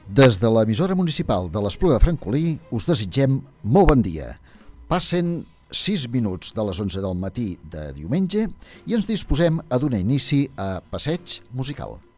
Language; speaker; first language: Catalan; native; Catalan